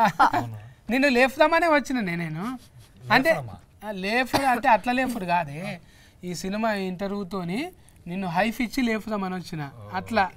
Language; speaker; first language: Telugu; native; Telugu